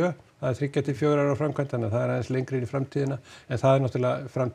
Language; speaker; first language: Icelandic; native; Icelandic